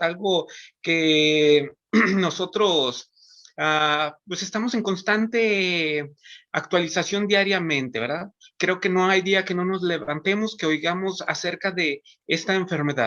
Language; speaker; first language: Spanish; native; Spanish